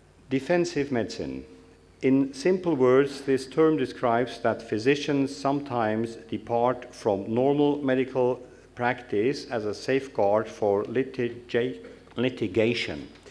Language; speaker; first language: English; non-native, fluent; German